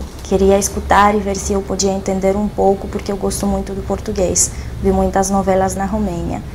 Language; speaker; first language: Portuguese; non-native, fluent; Romanian